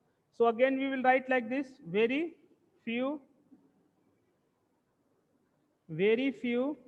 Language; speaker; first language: English; non-native, local second language; Hindi